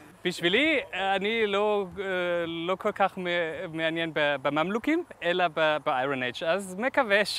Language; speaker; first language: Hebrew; non-native, fluent; German